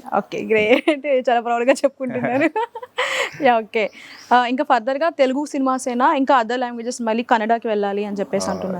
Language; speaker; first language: Telugu; native; Telugu